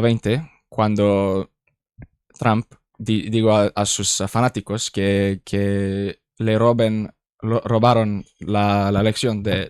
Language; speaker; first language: Spanish; non-native, learner; English